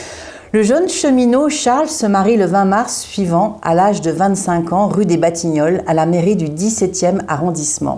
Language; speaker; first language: French; native; French